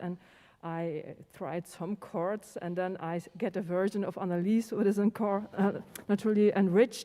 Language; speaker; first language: English; non-native, fluent; Dutch